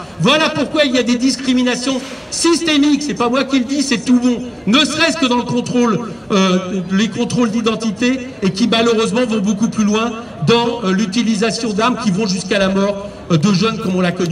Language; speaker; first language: French; native; French